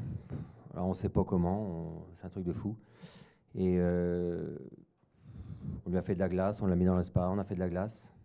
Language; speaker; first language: French; native; French